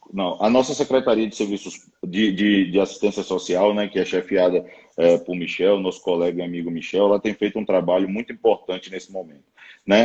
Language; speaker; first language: Portuguese; native; Portuguese